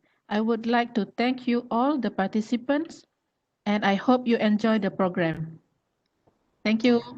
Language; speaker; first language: English; non-native, fluent; Malay